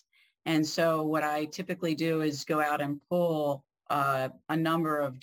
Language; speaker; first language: English; native; English